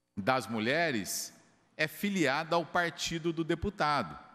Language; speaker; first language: Portuguese; native; Portuguese